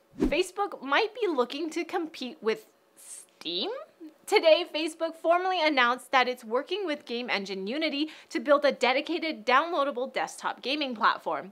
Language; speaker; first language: English; native; English